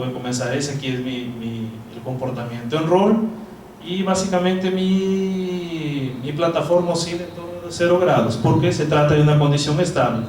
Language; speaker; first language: Spanish; non-native, fluent; Portuguese